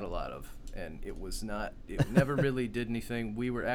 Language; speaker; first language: English; native; English